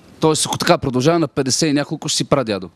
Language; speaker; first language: Bulgarian; native; Bulgarian